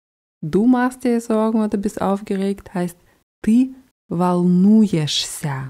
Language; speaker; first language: German; non-native, fluent; Russian